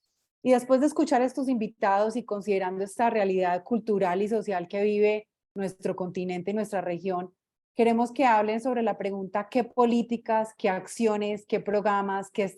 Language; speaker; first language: Spanish; native; Spanish